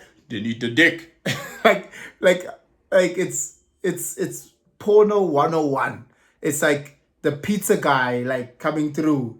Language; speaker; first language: English; non-native, local second language; Zulu